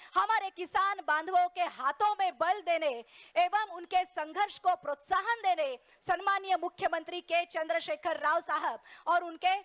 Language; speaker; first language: Hindi; non-native, local second language; Marathi